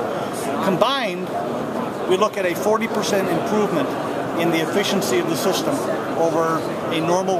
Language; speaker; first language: English; native; English